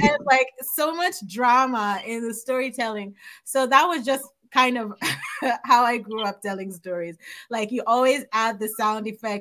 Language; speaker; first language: English; non-native, local second language; Yoruba